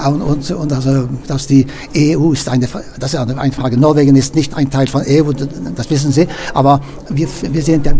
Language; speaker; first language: German; non-native, learner; Norwegian